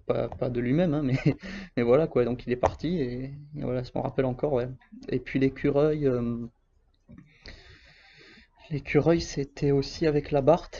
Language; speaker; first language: French; native; French